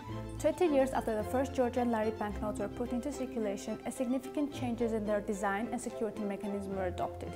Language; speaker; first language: English; non-native, learner; Georgian